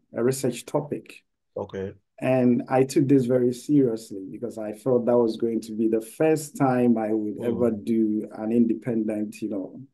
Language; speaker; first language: English; non-native, local second language; Akan